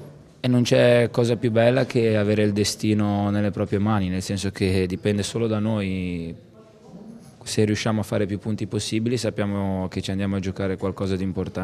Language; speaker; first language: Italian; native; Italian